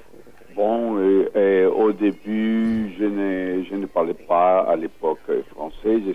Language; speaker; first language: French; non-native, fluent; Spanish